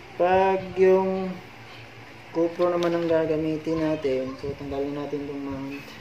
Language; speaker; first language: Filipino; non-native, local second language; Cebuano